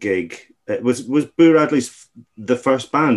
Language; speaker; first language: English; native; English